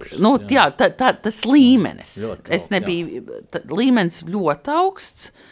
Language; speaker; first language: Latvian; early bilingual, heritage; Latvian